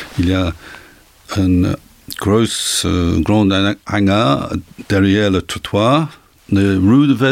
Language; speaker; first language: French; non-native, learner; English